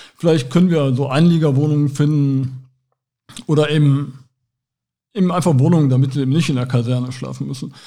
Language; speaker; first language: German; native; German